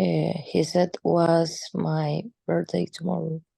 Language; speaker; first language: English; non-native, learner; Spanish